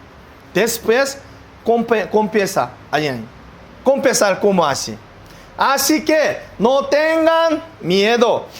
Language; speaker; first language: Spanish; non-native, learner; Korean